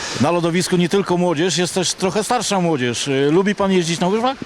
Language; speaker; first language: Polish; native; Polish